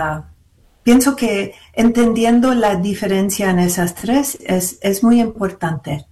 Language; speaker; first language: Spanish; early bilingual, heritage; Spanish